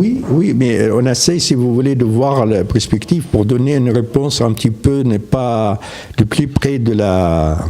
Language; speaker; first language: French; non-native, fluent; Arabic